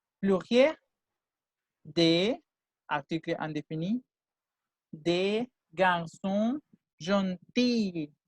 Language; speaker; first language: French; non-native, fluent; Spanish